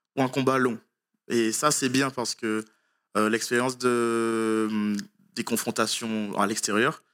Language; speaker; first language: French; native; French